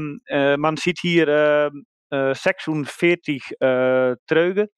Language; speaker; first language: German; non-native, learner; Dutch